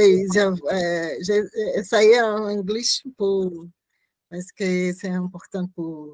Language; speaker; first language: French; non-native, learner; Portuguese